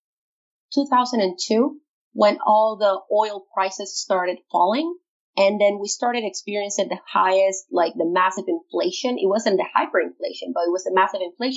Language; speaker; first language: English; non-native, fluent; Spanish